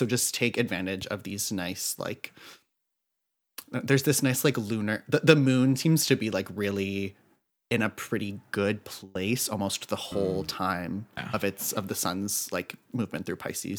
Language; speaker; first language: English; native; English